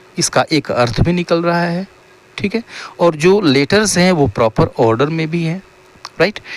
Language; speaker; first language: Hindi; native; Hindi